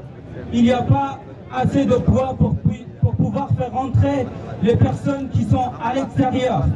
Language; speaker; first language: French; non-native, fluent; Persian